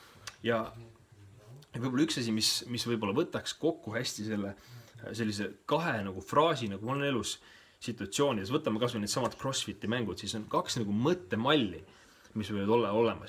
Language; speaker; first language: Estonian; native; Estonian